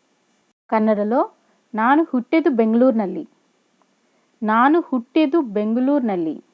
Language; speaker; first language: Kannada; non-native, local second language; Telugu